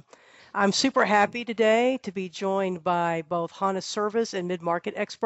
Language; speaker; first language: English; native; English